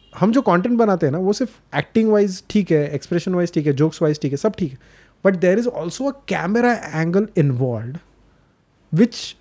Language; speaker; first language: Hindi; non-native, local second language; Marathi